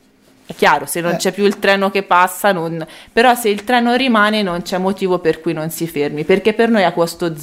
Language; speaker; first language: Italian; native; Italian